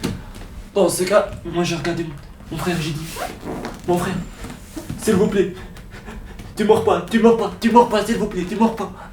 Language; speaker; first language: French; non-native, learner; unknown